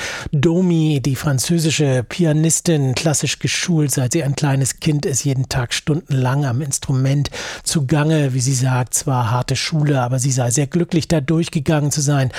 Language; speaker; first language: German; native; German